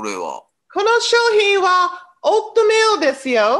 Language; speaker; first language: Japanese; non-native, learner; English